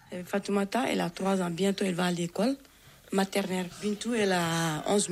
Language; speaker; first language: French; non-native, learner; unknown